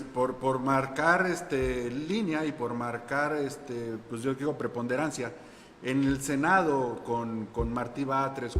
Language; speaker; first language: Spanish; native; Spanish